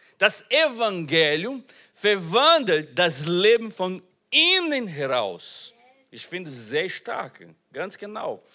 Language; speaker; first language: German; non-native, learner; Portuguese